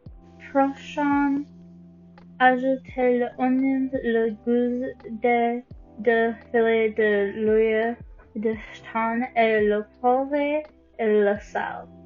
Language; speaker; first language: French; non-native, learner; English